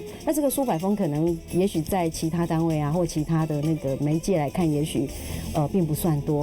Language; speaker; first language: Chinese; native; Chinese